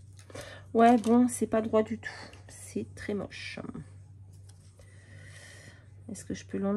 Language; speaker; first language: French; native; French